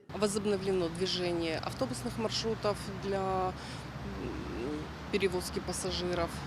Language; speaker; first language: Russian; native; Russian